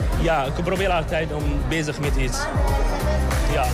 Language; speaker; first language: Dutch; non-native, learner; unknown